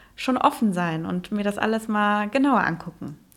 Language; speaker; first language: German; early bilingual, heritage; Dutch